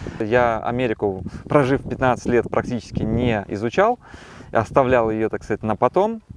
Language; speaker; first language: Russian; native; Russian